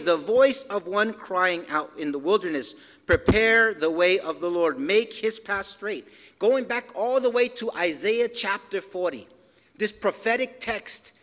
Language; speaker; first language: English; early bilingual, other home language; Spanish